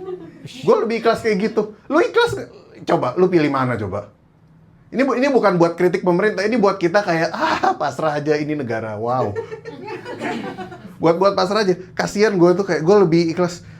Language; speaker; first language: Indonesian; native; Indonesian